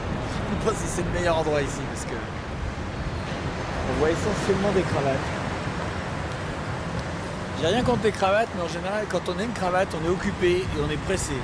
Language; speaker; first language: French; native; French